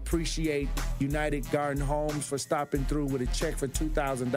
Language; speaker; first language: English; native; English